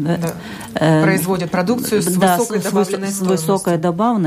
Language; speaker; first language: Russian; native; Russian